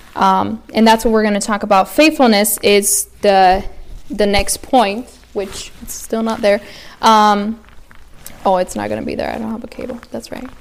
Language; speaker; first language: English; early bilingual, other home language; Spanish